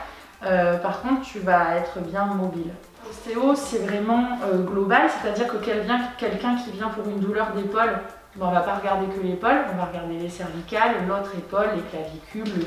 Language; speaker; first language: French; native; French